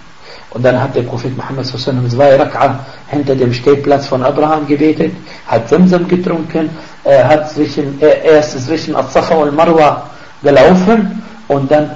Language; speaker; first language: German; non-native, fluent; Arabic